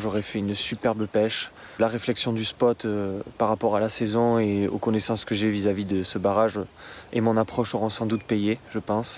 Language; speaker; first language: French; native; French